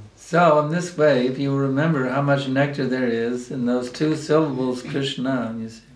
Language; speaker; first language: English; native; English